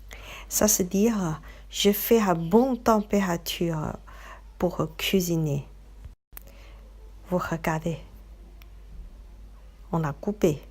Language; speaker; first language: French; non-native, learner; Chinese